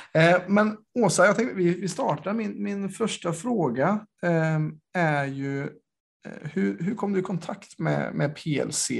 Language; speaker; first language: Swedish; native; Swedish